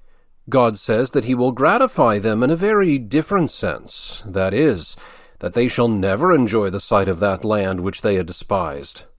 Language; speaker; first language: English; native; English